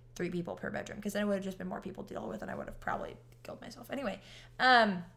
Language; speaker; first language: English; native; English